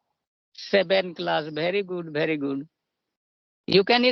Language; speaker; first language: English; non-native, learner; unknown